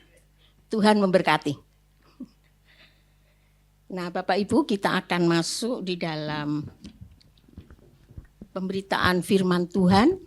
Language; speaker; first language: Indonesian; native; Indonesian